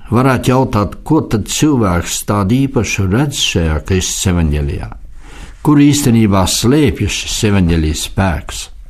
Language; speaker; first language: Latvian; native; Latvian